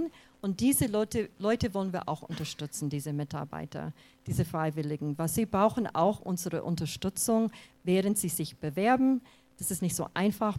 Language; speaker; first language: German; non-native, fluent; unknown